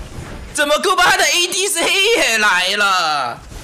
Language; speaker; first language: Chinese; native; Chinese